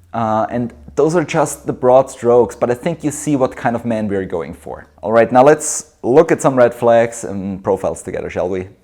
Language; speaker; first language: English; non-native, fluent; German